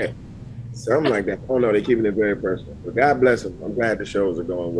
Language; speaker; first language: English; native; English